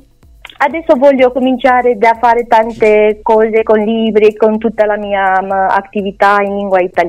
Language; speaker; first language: Italian; non-native, learner; Romanian